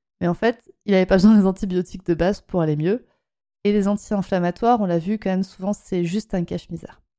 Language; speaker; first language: French; native; French